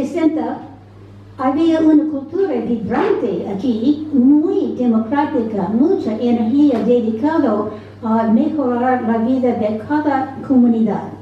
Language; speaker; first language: Spanish; non-native, fluent; English